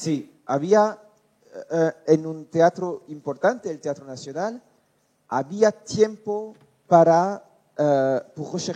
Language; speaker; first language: Spanish; non-native, learner; French